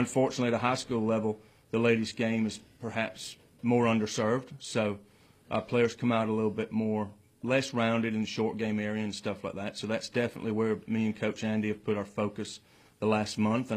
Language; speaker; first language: English; native; English